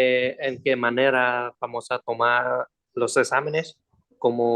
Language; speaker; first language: Spanish; non-native, learner; Vietnamese